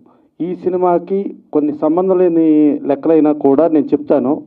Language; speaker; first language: Telugu; native; Telugu